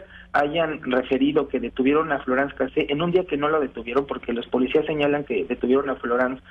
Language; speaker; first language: Spanish; native; Spanish